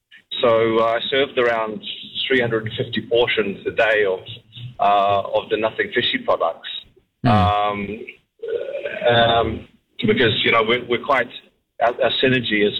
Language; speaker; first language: English; native; English